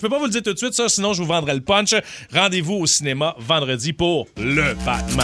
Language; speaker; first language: French; native; French